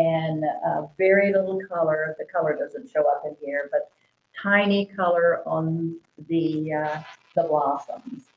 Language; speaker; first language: English; native; English